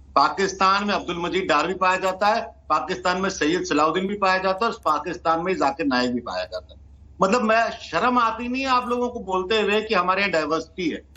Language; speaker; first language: Hindi; non-native, local second language; Kashmiri